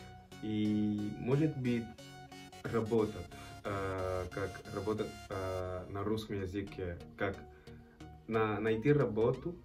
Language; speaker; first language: Russian; non-native, learner; Portuguese